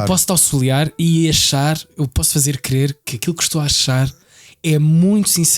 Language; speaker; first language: Portuguese; native; Portuguese